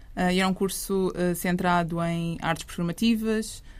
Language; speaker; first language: Portuguese; native; Portuguese